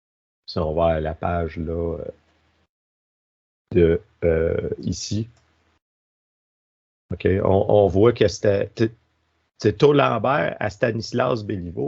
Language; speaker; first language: French; native; French